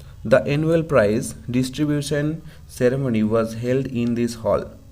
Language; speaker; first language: English; non-native, local second language; Bangla